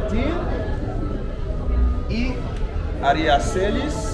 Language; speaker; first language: Spanish; non-native, learner; English